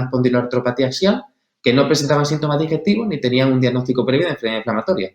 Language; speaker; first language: Spanish; native; Spanish